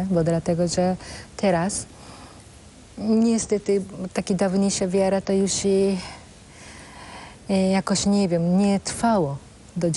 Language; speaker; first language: Polish; non-native, fluent; Japanese